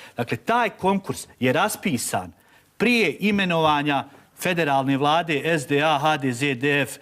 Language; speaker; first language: Bosnian; native; Bosnian